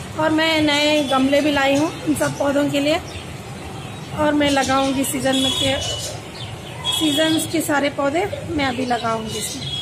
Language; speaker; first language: Hindi; non-native, local second language; Kannada